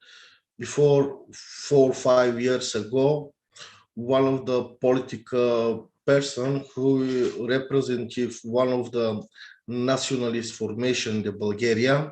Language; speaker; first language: English; non-native, learner; Bulgarian